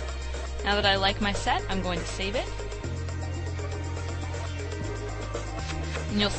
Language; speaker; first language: English; native; English